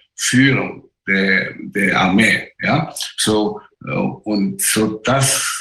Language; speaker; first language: German; non-native, fluent; Chinese